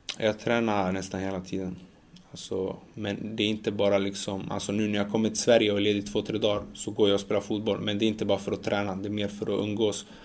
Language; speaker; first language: Swedish; early bilingual, other home language; Macedonian